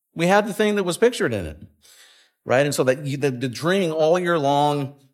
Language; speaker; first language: English; native; English